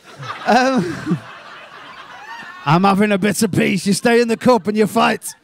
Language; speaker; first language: English; native; English